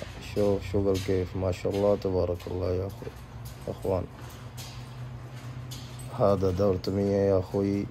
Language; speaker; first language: Arabic; non-native, learner; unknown